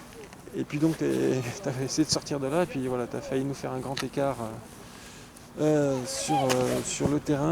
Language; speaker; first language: French; native; French